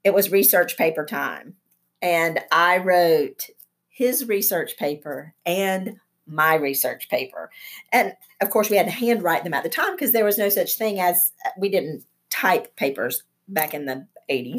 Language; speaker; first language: English; native; English